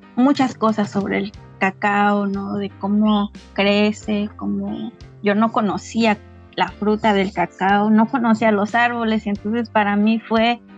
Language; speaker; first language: Spanish; non-native, local second language; Nahuatl languages